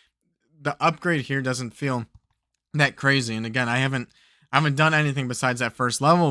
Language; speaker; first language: English; native; English